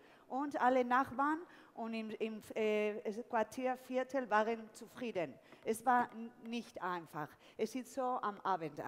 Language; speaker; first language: German; non-native, fluent; Spanish